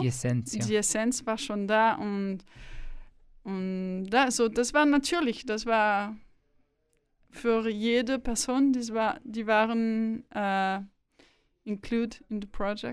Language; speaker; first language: German; non-native, learner; French